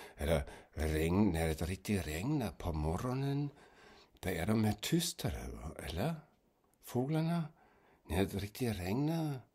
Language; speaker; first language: Swedish; non-native, fluent; German